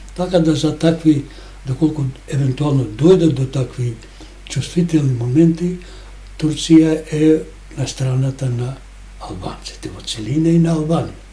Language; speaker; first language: Macedonian; non-native, local second language; Albanian